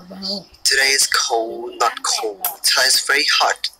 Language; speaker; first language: English; non-native, learner; Thai